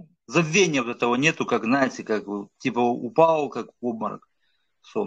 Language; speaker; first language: Russian; native; Russian